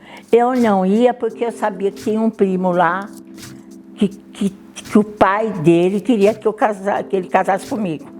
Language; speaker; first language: Portuguese; early bilingual, other home language; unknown